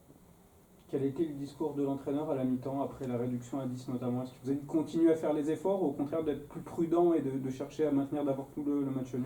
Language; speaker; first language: French; native; French